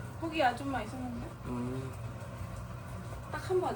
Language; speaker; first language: Korean; non-native, fluent; Spanish